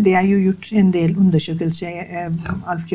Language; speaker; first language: Norwegian; non-native, fluent; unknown